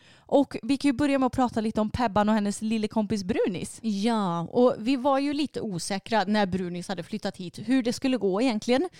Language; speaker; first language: Swedish; native; Swedish